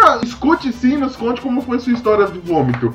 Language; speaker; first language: Portuguese; native; Portuguese